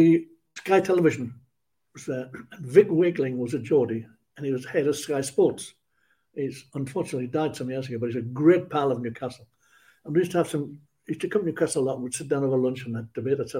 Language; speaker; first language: English; native; English